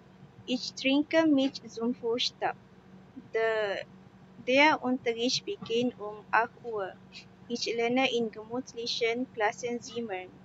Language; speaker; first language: German; non-native, learner; Malay